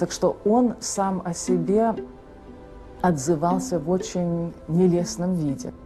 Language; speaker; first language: Russian; early bilingual, heritage; Russian